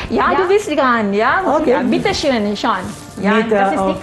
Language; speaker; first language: German; non-native, fluent; Malay